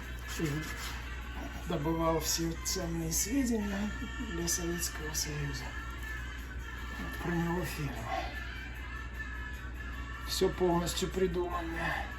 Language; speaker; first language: Russian; native; Russian